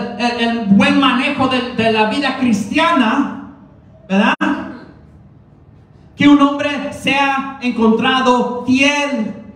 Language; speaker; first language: Spanish; early bilingual, heritage; Spanish